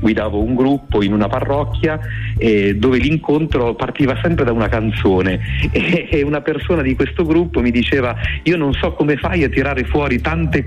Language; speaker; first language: Italian; native; Italian